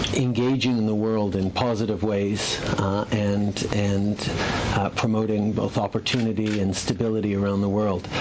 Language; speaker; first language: English; early bilingual, other home language; French